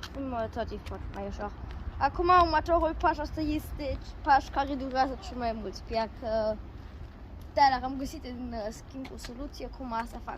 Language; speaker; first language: Romanian; early bilingual, heritage; Romanian